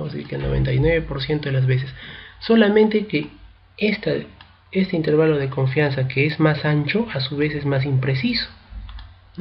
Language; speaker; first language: Spanish; native; Spanish